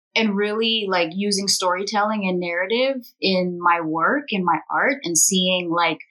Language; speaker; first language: English; native; English